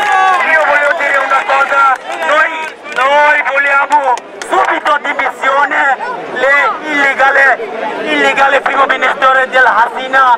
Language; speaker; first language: Italian; non-native, learner; Bangla